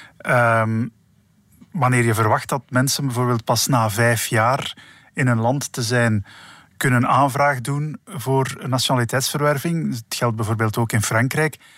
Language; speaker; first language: Dutch; native; Dutch